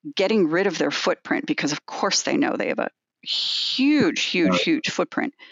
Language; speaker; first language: English; native; English